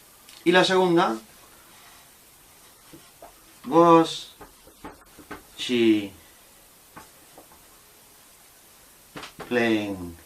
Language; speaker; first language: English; non-native, fluent; Spanish